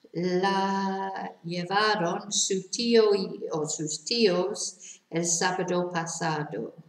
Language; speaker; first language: Spanish; non-native, fluent; English